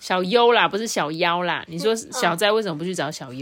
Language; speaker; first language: Chinese; native; Chinese